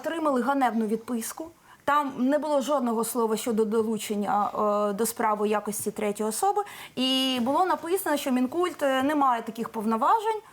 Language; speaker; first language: Ukrainian; native; Ukrainian